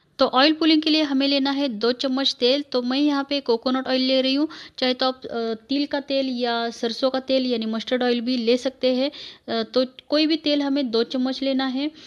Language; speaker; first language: Hindi; non-native, local second language; Marathi